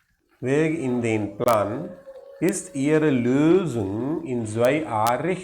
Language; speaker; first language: German; non-native, learner; Tamil